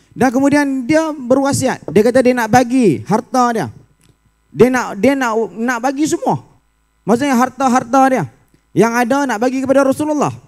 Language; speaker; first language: Malay; native; Malay